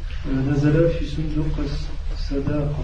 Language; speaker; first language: Arabic; non-native, learner; French